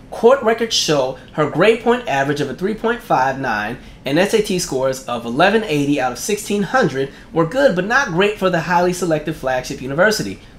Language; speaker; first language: English; native; English